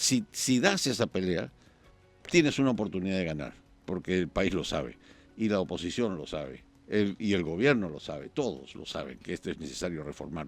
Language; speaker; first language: Spanish; native; Spanish